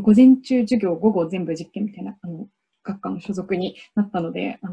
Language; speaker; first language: Japanese; native; Japanese